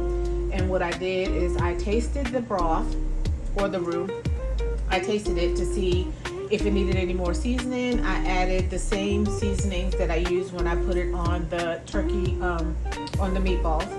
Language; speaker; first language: English; native; English